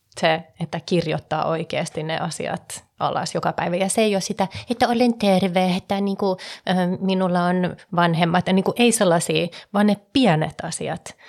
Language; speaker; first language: Finnish; early bilingual, heritage; Finnish